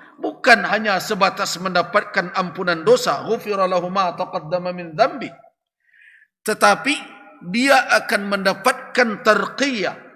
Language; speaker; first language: Malay; non-native, local second language; Minangkabau